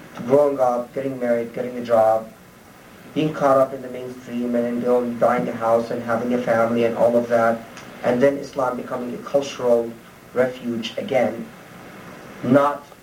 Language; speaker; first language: English; non-native, fluent; Arabic